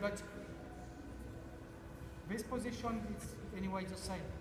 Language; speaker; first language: English; non-native, learner; French